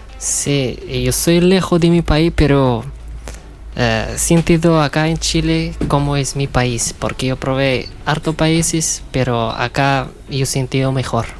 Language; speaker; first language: Spanish; non-native, learner; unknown